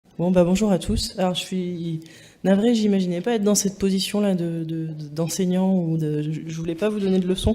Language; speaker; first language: French; native; French